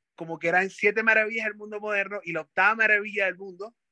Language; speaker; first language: Spanish; native; Spanish